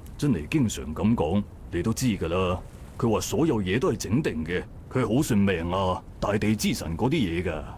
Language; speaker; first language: Cantonese; early bilingual, heritage; Cantonese